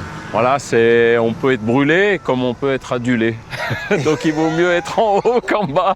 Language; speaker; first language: French; native; French